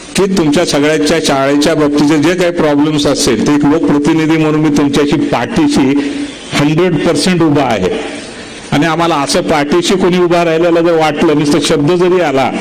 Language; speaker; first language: Marathi; native; Marathi